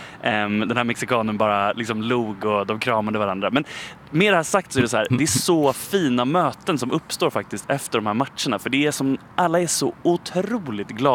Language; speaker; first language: Swedish; native; Swedish